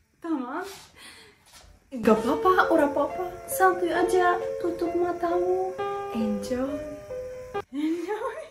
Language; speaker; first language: Indonesian; non-native, learner; Turkish